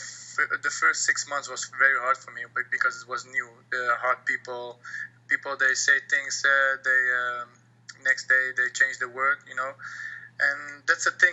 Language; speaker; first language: English; non-native, fluent; Dutch